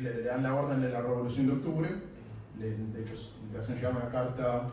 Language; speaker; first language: Spanish; native; Spanish